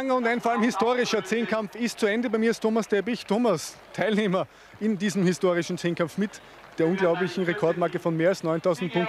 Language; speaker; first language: German; native; German